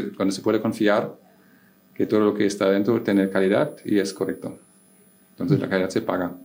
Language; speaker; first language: Spanish; non-native, fluent; German